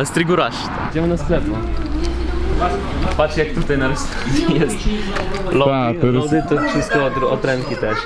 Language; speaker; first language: Polish; non-native, learner; Russian